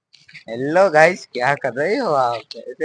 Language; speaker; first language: Hindi; non-native, local second language; Gujarati